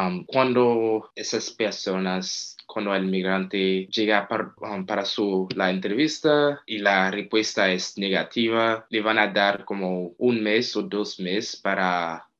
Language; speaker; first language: Spanish; non-native, fluent; Haitian Creole